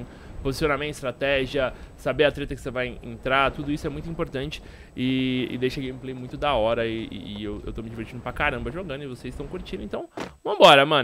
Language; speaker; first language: Portuguese; native; Portuguese